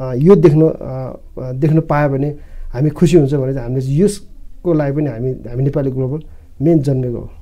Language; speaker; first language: Nepali; non-native, local second language; Eastern Tamang